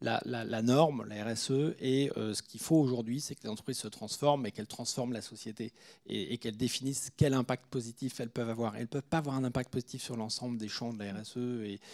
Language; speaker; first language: French; native; French